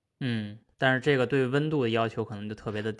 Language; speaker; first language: Chinese; native; Chinese